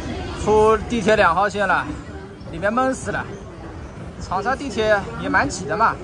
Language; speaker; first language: Chinese; non-native, local second language; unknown